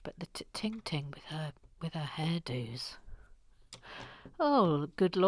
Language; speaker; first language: English; native; English